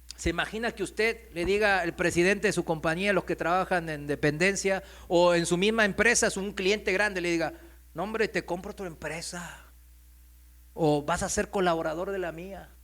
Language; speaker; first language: Spanish; non-native, fluent; Korean